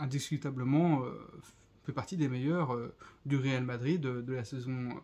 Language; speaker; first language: French; native; French